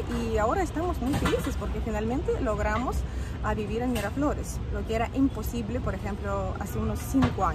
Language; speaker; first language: Spanish; native; Spanish